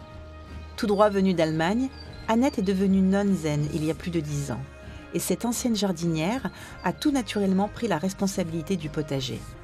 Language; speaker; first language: French; native; French